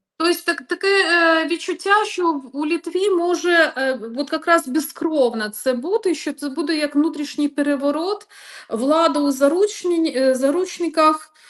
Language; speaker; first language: Ukrainian; non-native, local second language; Russian